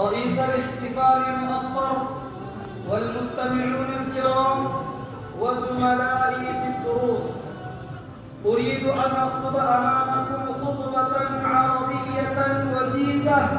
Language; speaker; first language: Arabic; non-native, learner; Urdu